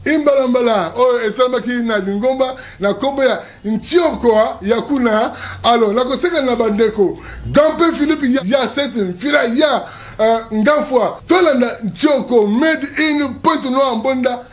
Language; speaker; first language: Lingala; native; Lingala